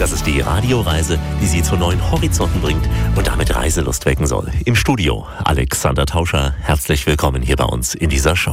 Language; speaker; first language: German; native; German